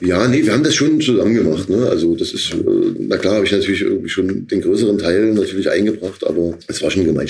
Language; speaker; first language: German; native; German